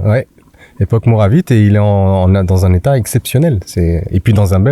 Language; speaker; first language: French; native; French